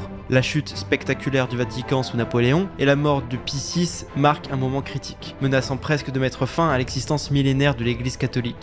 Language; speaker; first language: French; native; French